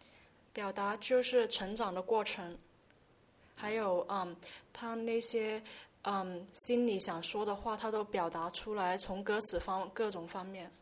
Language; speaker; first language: Chinese; early bilingual, heritage; Chinese